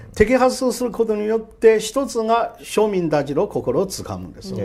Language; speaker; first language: Japanese; non-native, fluent; Chinese